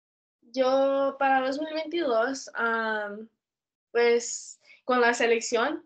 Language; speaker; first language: Spanish; early bilingual, heritage; Spanish